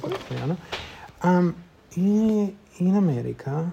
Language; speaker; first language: Italian; non-native, learner; English